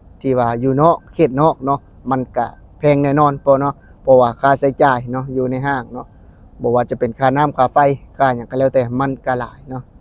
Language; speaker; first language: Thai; non-native, local second language; Lao